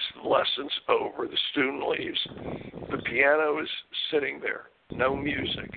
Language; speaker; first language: English; native; English